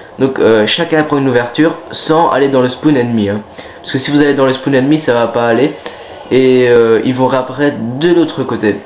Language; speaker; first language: French; native; French